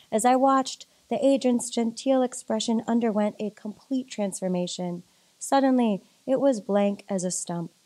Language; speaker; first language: English; native; English